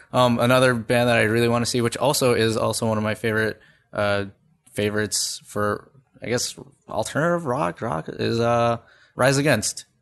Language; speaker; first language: English; native; English